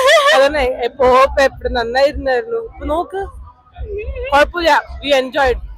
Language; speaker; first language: Malayalam; non-native, local second language; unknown